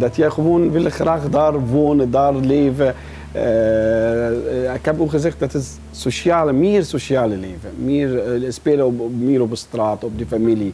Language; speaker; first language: Dutch; non-native, fluent; Arabic